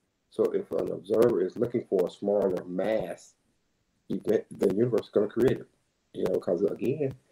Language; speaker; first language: English; native; English